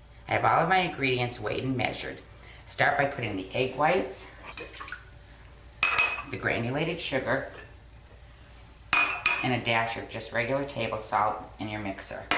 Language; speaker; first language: English; native; English